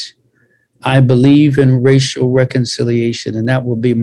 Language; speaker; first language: English; native; English